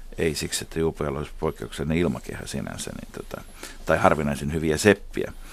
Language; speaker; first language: Finnish; native; Finnish